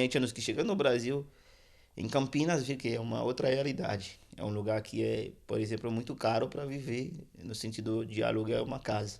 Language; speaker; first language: Portuguese; non-native, fluent; Haitian Creole